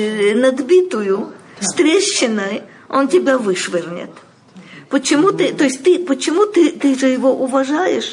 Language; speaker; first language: Russian; native; Russian